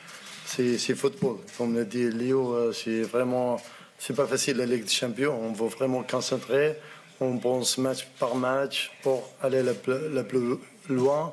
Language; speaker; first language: French; non-native, learner; Arabic